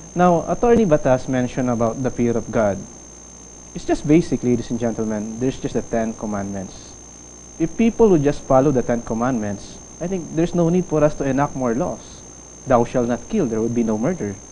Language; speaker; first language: English; non-native, local second language; Filipino